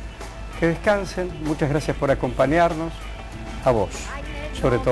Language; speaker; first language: Spanish; native; Spanish